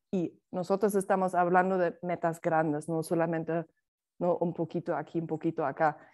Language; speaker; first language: Spanish; non-native, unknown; German